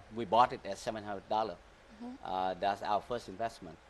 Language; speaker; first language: English; early bilingual, other home language; Vietnamese